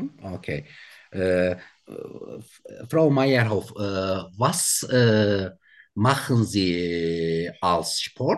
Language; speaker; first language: German; non-native, learner; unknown